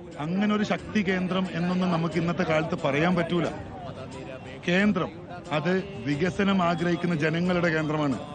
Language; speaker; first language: Malayalam; native; Malayalam